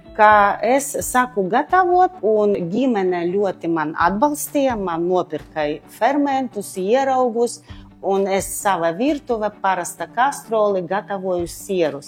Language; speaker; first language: Latvian; non-native, local second language; Russian